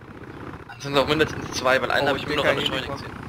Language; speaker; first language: German; native; German